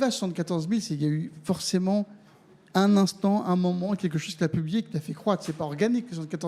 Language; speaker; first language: French; native; French